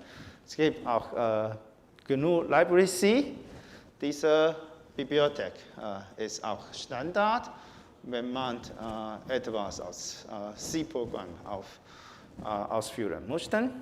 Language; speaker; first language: German; non-native, learner; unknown